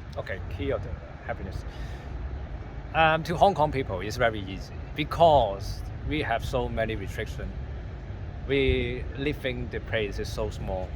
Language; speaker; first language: English; non-native, learner; Cantonese